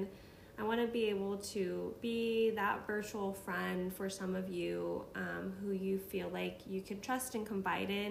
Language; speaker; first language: English; native; English